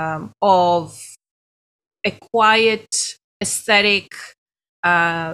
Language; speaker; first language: English; non-native, fluent; Greek